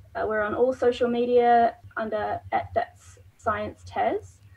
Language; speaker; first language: English; native; English